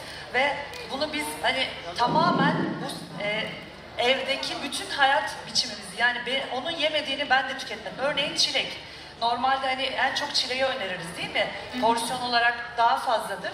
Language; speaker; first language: Turkish; native; Turkish